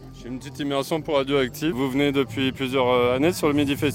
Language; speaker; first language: French; native; French